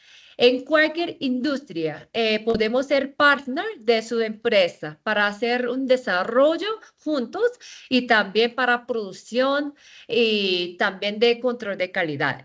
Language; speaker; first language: Spanish; non-native, fluent; Korean